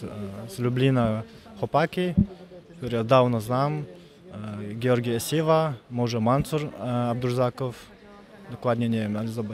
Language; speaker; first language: Polish; non-native, fluent; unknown